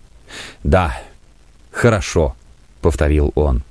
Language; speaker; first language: Russian; native; Russian